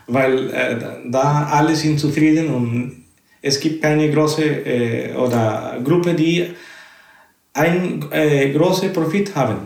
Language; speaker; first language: German; non-native, fluent; Spanish